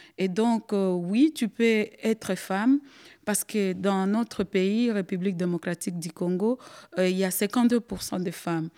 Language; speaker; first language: French; non-native, local second language; Swahili